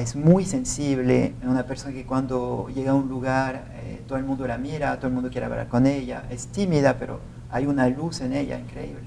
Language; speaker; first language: Spanish; non-native, fluent; French